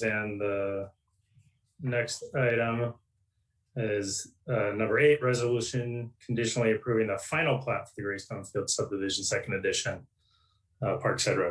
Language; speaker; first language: English; native; English